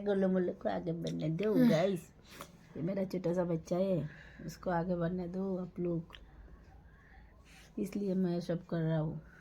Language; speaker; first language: Hindi; non-native, learner; Bangla